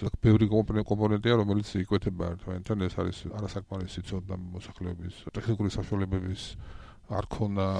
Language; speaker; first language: Georgian; native; Georgian